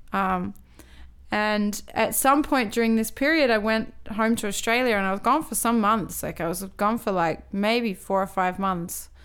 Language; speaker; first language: English; native; English